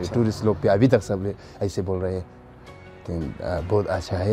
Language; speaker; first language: Hindi; non-native, learner; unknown